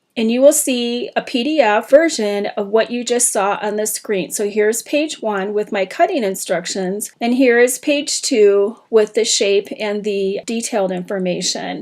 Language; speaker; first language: English; native; English